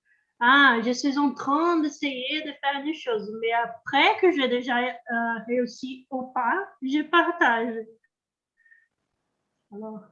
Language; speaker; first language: French; non-native, learner; Portuguese